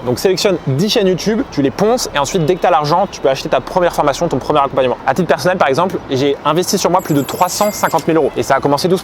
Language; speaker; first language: French; native; French